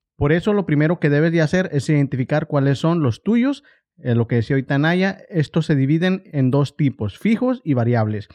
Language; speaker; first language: Spanish; native; Spanish